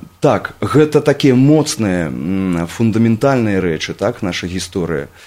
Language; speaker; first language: Belarusian; non-native, local second language; Russian